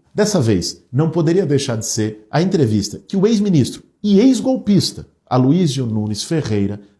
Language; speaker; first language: Portuguese; native; Portuguese